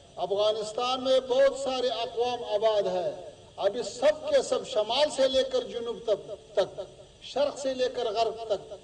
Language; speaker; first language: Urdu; non-native, fluent; Pashto